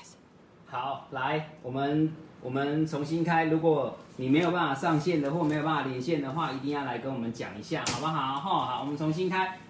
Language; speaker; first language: Chinese; native; Chinese